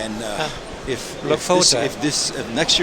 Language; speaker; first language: English; native; English